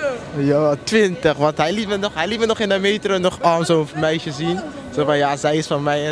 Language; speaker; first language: Dutch; native; Dutch